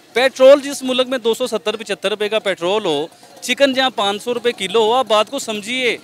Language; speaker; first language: Urdu; non-native, local second language; Punjabi